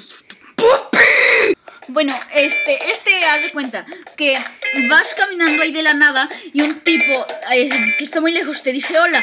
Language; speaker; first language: Spanish; native; Spanish